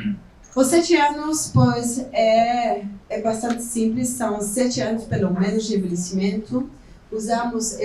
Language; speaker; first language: Portuguese; non-native, fluent; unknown